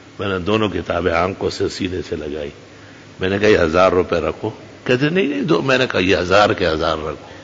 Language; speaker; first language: Urdu; non-native, local second language; Pashto